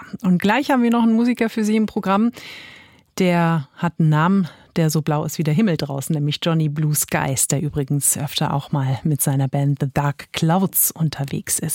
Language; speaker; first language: German; native; German